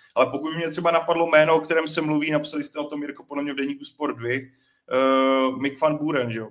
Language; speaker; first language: Czech; native; Czech